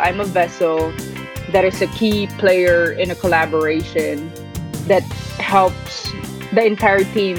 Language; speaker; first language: English; non-native, local second language; Filipino